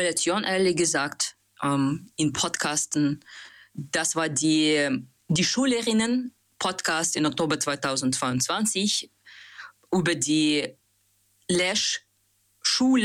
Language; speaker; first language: German; non-native, learner; Russian